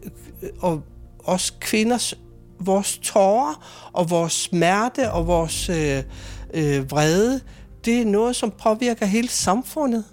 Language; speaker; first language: Swedish; non-native, fluent; Kalaallisut